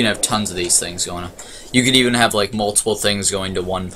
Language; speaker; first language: English; native; English